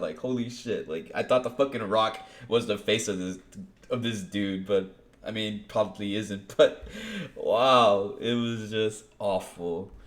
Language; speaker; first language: English; native; English